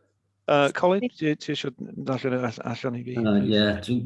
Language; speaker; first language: Welsh; native; Welsh